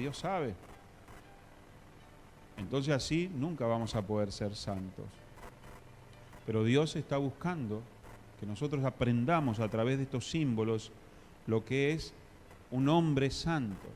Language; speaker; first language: Spanish; native; Spanish